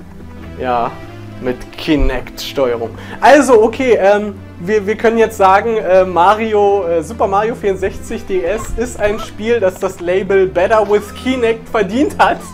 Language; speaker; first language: German; native; German